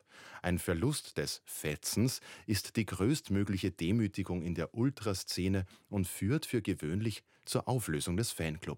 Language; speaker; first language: German; native; German